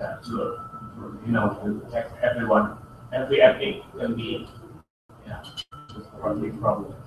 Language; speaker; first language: English; non-native, learner; Indonesian